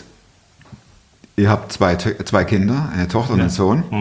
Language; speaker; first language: German; native; German